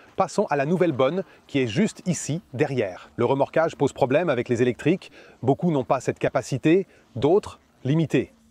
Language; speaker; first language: French; non-native, fluent; German